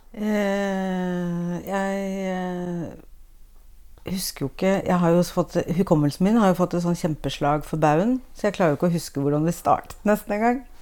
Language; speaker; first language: Norwegian; native; Norwegian